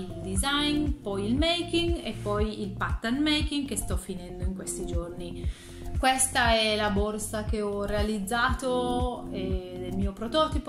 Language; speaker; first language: Italian; non-native, fluent; Spanish